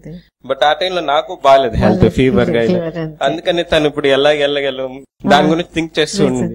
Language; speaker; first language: Telugu; native; Telugu